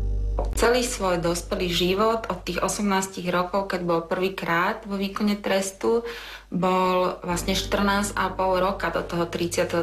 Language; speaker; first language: Slovak; native; Slovak